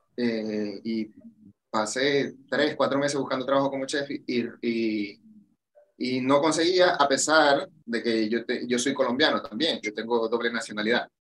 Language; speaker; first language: Spanish; native; Spanish